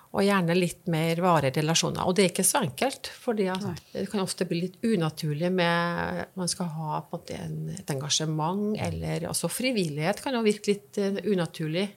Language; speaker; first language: Norwegian; native; Norwegian